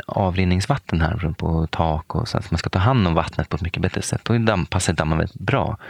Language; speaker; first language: Swedish; native; Swedish